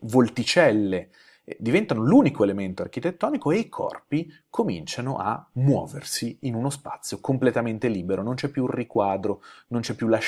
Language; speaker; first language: Italian; native; Italian